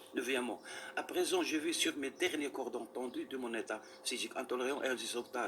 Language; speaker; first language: French; non-native, local second language; Arabic